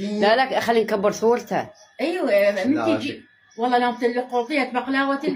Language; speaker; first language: Arabic; native; Arabic